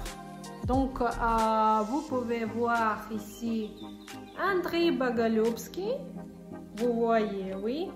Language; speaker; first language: French; non-native, fluent; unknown